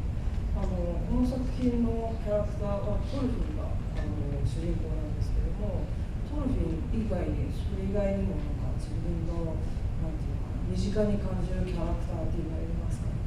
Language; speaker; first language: Japanese; native; Japanese